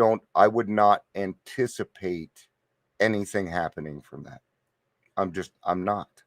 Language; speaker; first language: English; native; English